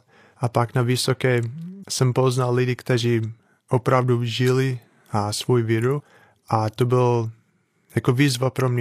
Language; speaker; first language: Czech; non-native, fluent; English